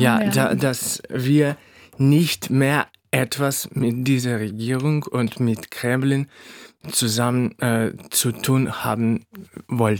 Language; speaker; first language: German; non-native, fluent; Russian